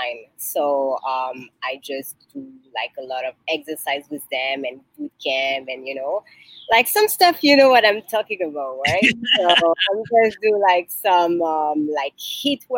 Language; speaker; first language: English; non-native, learner; French